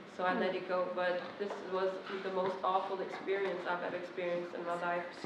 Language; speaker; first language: English; non-native, fluent; Persian